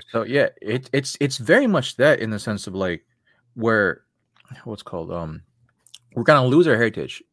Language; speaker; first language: English; early bilingual, other home language; Filipino